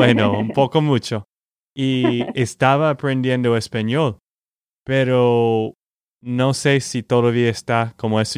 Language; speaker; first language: Spanish; non-native, fluent; English